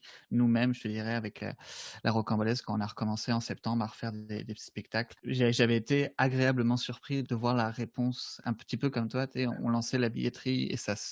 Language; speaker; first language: French; native; French